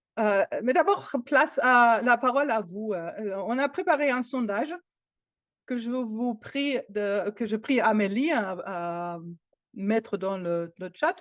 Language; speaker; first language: French; non-native, fluent; German